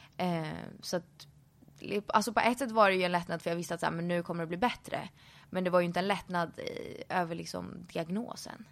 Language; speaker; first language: Swedish; native; Swedish